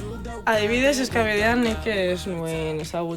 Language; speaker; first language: Basque; non-native, local second language; Spanish